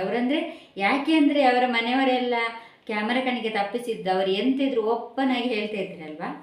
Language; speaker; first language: Kannada; non-native, local second language; Tulu